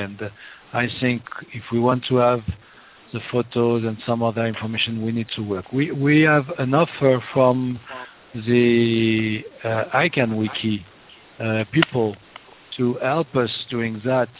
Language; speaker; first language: English; non-native, fluent; French